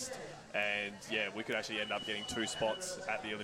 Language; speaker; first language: English; native; English